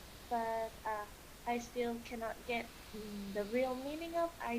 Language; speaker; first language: English; non-native, learner; Vietnamese